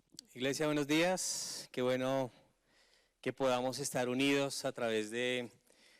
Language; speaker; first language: Spanish; native; Spanish